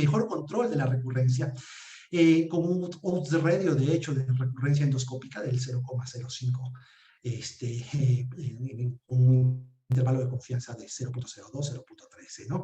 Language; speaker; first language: Spanish; native; Spanish